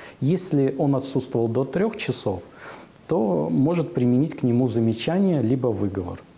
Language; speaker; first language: Russian; native; Russian